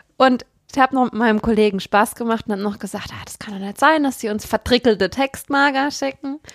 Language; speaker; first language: German; native; German